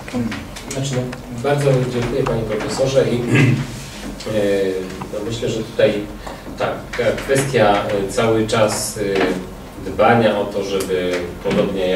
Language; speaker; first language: Polish; native; Polish